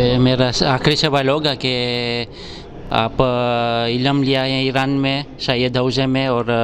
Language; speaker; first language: Urdu; non-native, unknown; Gujarati